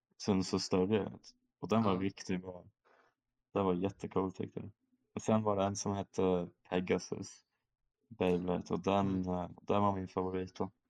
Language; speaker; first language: Swedish; early bilingual, other home language; German